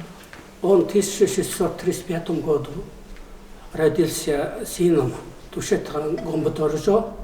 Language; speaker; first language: Russian; non-native, learner; Mongolian